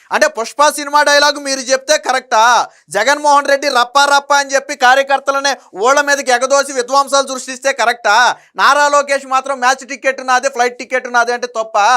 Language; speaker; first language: Telugu; native; Telugu